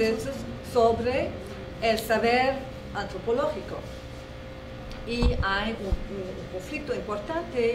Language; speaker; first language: Spanish; non-native, fluent; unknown